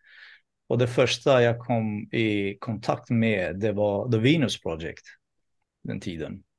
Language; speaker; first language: Swedish; non-native, fluent; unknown